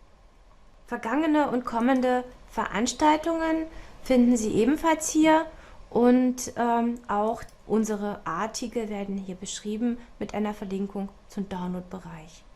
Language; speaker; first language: German; native; German